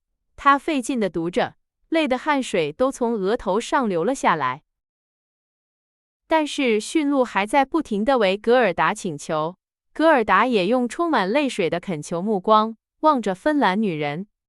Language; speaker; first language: Chinese; native; Chinese